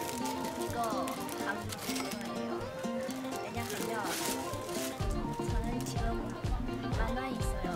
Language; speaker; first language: Korean; non-native, learner; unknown